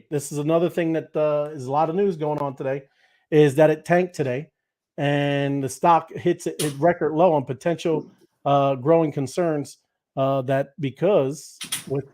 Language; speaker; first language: English; native; English